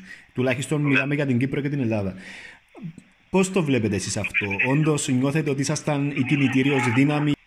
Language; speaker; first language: Greek; native; Greek